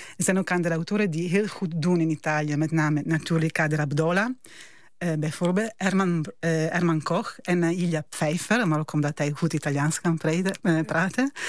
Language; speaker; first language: Dutch; non-native, fluent; Italian